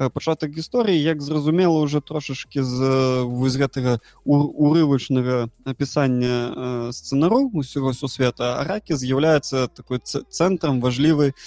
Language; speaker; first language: Belarusian; non-native, local second language; Russian